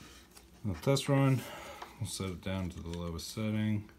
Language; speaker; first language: English; native; English